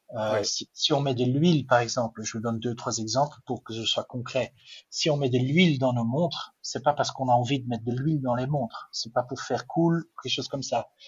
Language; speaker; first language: French; non-native, local second language; Dutch